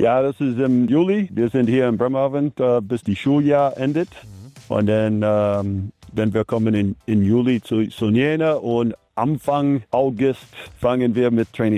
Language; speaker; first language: German; non-native, fluent; English